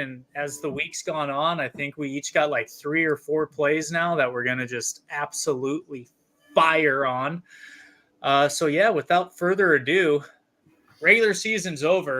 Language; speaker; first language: English; native; English